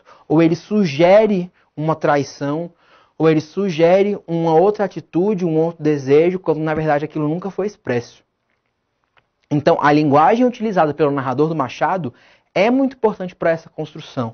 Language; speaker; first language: Portuguese; native; Portuguese